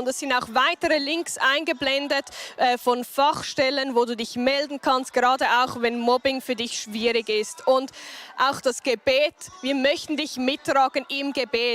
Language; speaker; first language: German; native; German